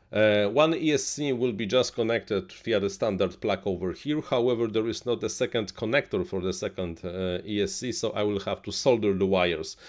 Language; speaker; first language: English; non-native, fluent; Polish